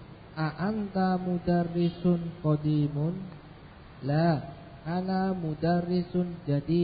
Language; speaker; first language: Arabic; non-native, learner; Indonesian